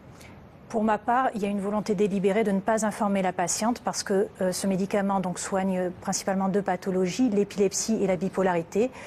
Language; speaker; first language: French; native; French